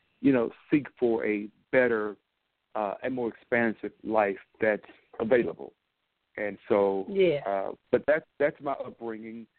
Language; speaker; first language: English; native; English